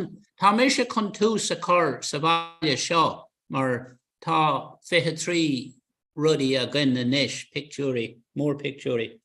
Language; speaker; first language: Irish; non-native, local second language; English